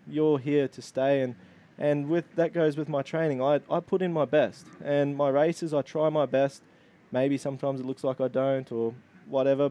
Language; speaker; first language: English; native; English